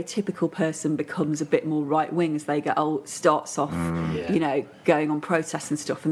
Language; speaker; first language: English; native; English